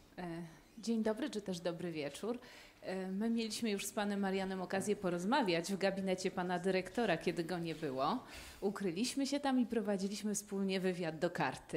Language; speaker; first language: Polish; native; Polish